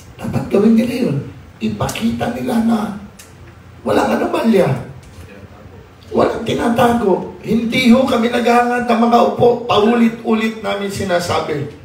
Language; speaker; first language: Filipino; native; Filipino